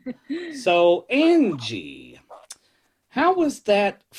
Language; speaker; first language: English; native; English